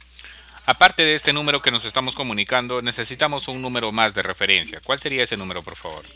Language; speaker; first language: Spanish; native; Spanish